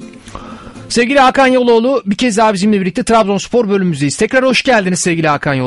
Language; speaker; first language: Turkish; native; Turkish